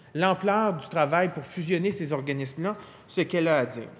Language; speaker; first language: French; native; French